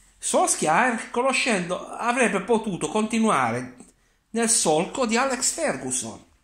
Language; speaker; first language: Italian; native; Italian